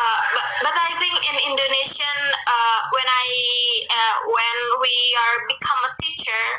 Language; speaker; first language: English; non-native, learner; Indonesian